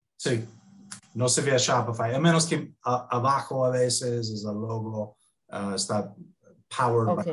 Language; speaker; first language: Spanish; non-native, fluent; English